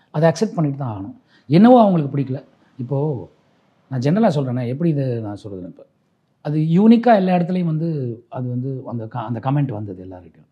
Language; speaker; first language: Tamil; native; Tamil